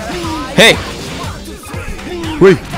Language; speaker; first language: Japanese; native; Japanese